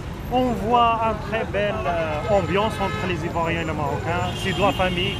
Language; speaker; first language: French; non-native, local second language; Arabic